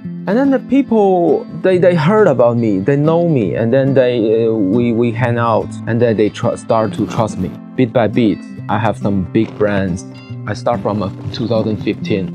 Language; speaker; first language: English; non-native, fluent; Chinese